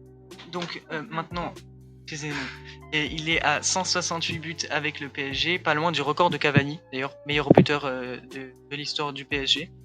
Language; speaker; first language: French; native; French